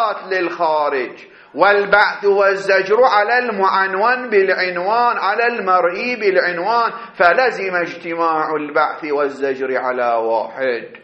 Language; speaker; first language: Arabic; native; Arabic